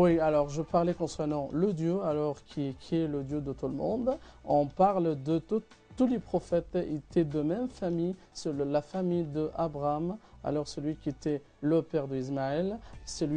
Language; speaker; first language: French; non-native, fluent; Arabic